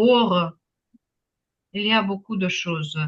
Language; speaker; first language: French; non-native, fluent; Ukrainian